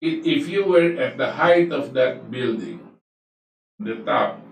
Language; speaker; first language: English; non-native, local second language; Filipino